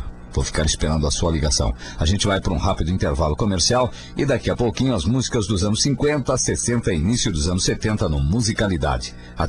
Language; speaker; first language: Portuguese; native; Portuguese